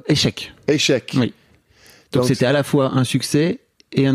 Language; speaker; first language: French; native; French